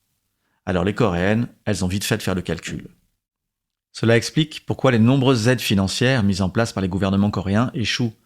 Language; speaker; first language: French; native; French